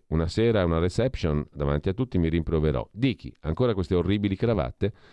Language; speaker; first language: Italian; native; Italian